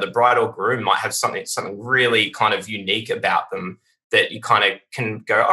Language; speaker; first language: English; native; English